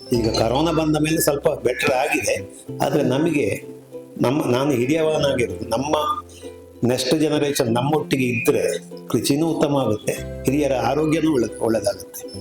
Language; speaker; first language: Kannada; native; Kannada